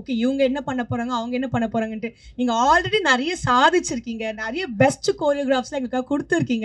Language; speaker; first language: Tamil; native; Tamil